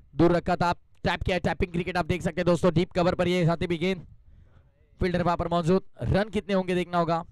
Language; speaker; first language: Hindi; non-native, local second language; Marathi